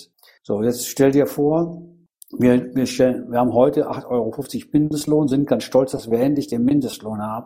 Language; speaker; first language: German; native; German